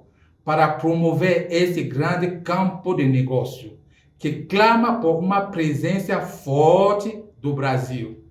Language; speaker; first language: Portuguese; non-native, fluent; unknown